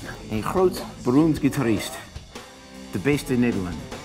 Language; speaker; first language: Dutch; non-native, learner; English